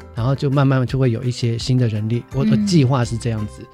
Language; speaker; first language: Chinese; native; Chinese